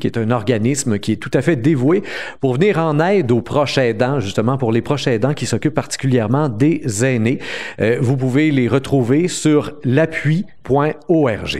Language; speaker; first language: French; native; French